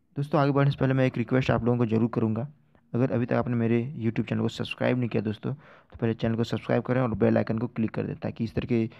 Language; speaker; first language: Hindi; native; Hindi